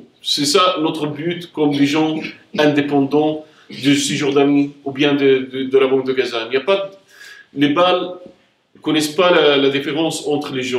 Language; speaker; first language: French; non-native, fluent; Arabic